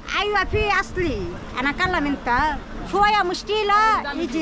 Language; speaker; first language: Arabic; non-native, learner; Bangla